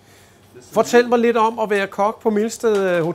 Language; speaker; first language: Danish; native; Danish